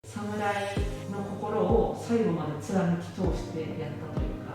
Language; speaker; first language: Japanese; native; Japanese